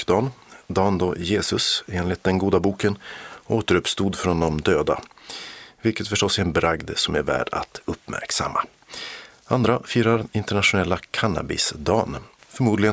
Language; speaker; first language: Swedish; native; Swedish